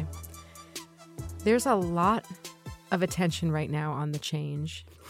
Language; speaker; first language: English; native; English